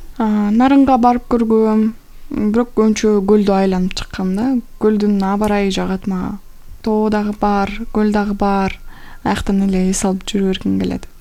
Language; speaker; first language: Kyrgyz; non-native, local second language; Russian